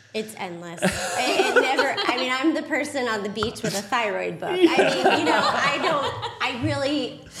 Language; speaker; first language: English; native; English